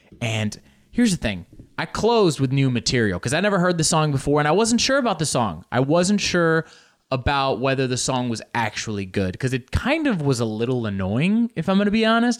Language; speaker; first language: English; early bilingual, other home language; Spanish